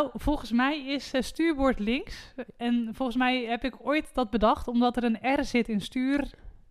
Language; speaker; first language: Dutch; native; Dutch